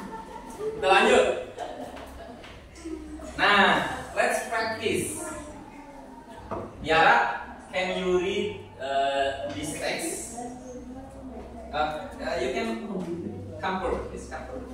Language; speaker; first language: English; non-native, fluent; Indonesian